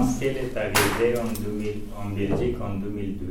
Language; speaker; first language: French; non-native, learner; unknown